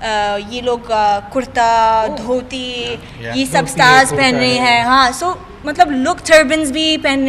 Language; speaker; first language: Hindi; non-native, fluent; English